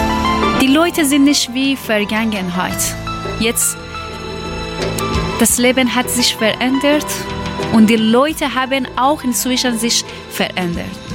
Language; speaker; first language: German; non-native, learner; Persian